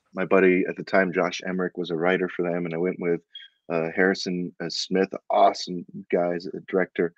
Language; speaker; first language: English; native; English